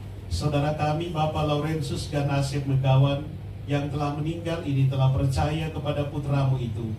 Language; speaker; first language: Indonesian; native; Indonesian